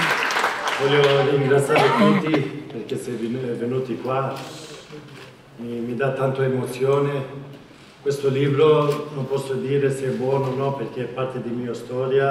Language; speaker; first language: Italian; non-native, fluent; Swedish